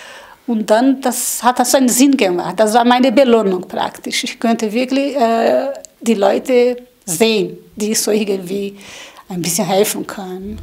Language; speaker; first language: German; non-native, learner; Portuguese